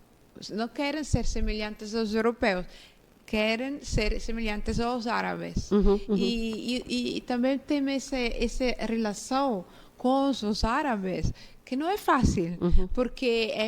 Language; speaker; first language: Portuguese; non-native, fluent; Italian